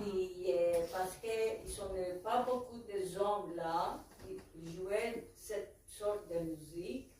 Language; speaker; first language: French; non-native, learner; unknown